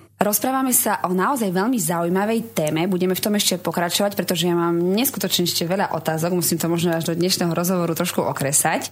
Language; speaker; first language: Slovak; native; Slovak